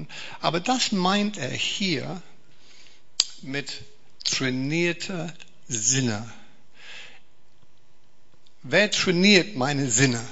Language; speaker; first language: German; non-native, fluent; English